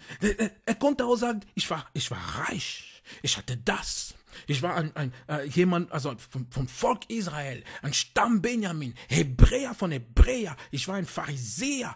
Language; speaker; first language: German; non-native, fluent; French